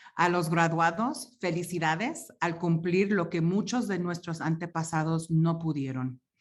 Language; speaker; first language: Spanish; early bilingual, heritage; Spanish